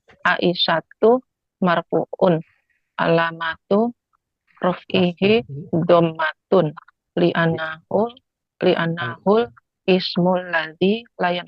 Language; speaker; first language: Arabic; non-native, learner; Indonesian